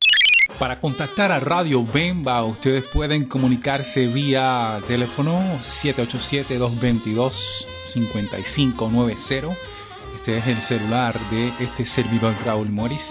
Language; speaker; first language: Spanish; native; Spanish